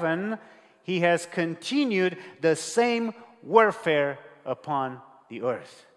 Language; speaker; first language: English; non-native, fluent; Romanian